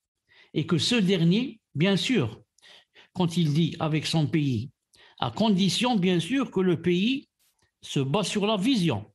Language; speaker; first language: French; non-native, local second language; Arabic